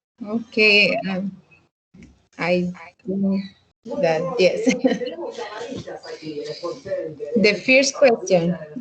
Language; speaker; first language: English; non-native, learner; Spanish